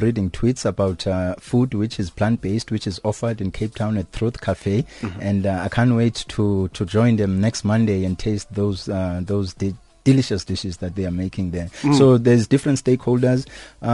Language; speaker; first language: English; non-native, local second language; Xhosa